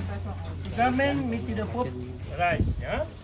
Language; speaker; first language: German; non-native, learner; Vietnamese